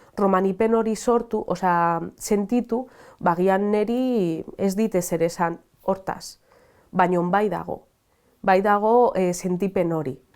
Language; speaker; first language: Basque; non-native, local second language; Spanish